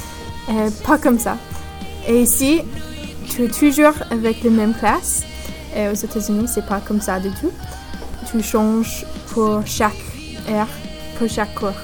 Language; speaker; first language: French; non-native, learner; English